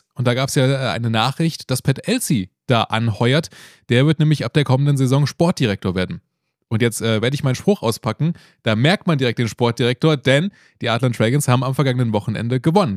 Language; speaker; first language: German; native; German